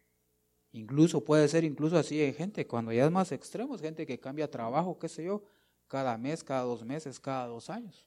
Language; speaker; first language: Spanish; native; Spanish